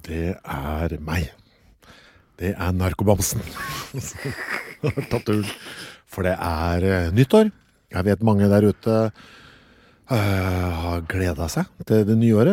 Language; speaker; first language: Norwegian; native; Norwegian